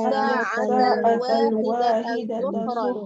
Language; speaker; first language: Arabic; non-native, learner; Indonesian